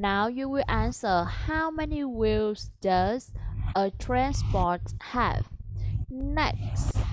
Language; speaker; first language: English; non-native, fluent; Vietnamese